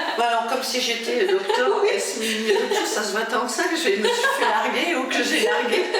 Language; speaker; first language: French; native; French